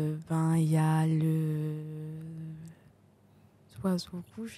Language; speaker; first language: French; non-native, local second language; Réunion Creole French